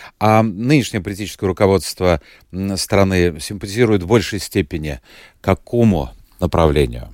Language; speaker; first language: Russian; native; Russian